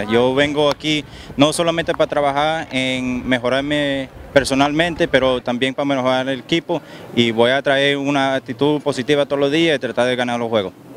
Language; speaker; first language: Spanish; early bilingual, heritage; Spanish